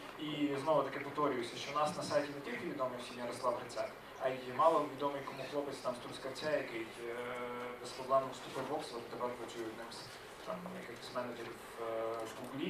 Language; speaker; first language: Ukrainian; native; Ukrainian